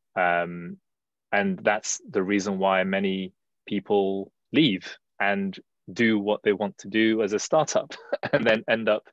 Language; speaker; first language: English; early bilingual, other home language; Chinese